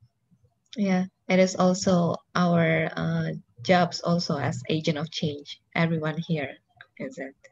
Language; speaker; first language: English; non-native, local second language; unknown